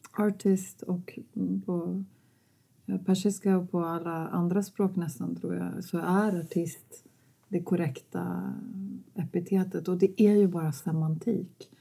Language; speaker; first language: Swedish; native; Swedish